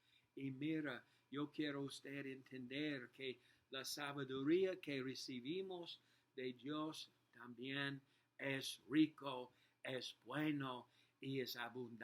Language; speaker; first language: Spanish; non-native, learner; English